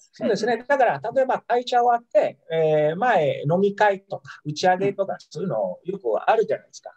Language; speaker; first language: Japanese; non-native, fluent; Italian